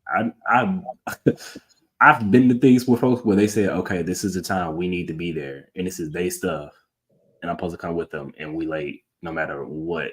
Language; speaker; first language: English; native; English